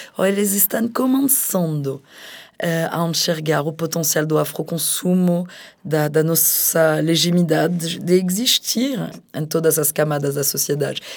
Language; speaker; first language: Portuguese; non-native, fluent; French